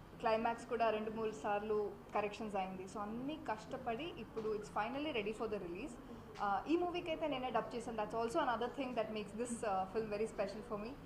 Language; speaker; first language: Telugu; non-native, fluent; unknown